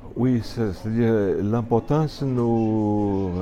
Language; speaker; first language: French; non-native, fluent; Portuguese